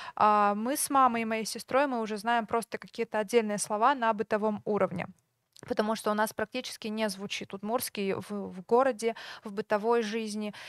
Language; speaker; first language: Russian; native; Russian